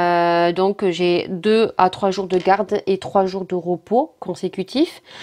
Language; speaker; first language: French; native; French